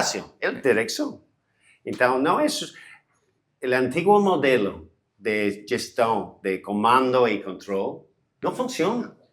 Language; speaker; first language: Portuguese; non-native, learner; English